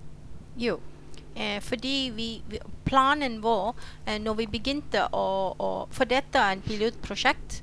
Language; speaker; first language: Norwegian; non-native, fluent; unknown